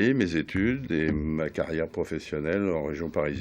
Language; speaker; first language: French; native; French